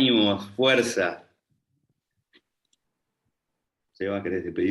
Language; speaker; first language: Spanish; native; Spanish